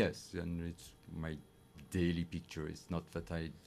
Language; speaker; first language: English; non-native, fluent; French